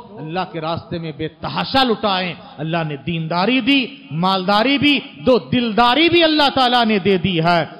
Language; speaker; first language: Hindi; native; Hindi